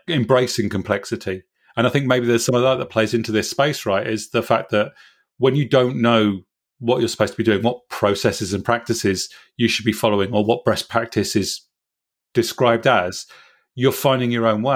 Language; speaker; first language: English; native; English